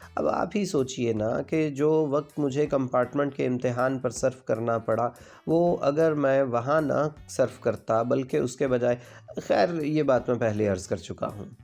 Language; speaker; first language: Urdu; non-native, local second language; Punjabi